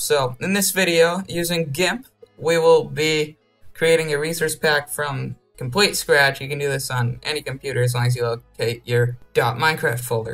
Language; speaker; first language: English; native; English